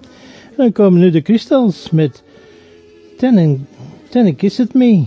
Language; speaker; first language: Dutch; native; Dutch